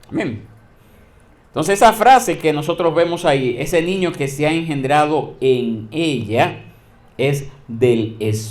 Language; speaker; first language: Spanish; native; Spanish